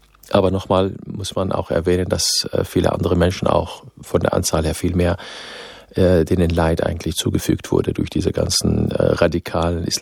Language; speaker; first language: German; non-native, fluent; Arabic